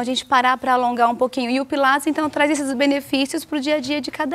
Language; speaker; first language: Portuguese; native; Portuguese